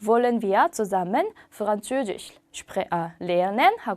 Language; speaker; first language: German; non-native, fluent; Korean